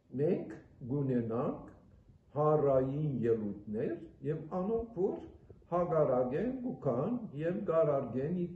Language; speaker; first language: Armenian; early bilingual, heritage; Armenian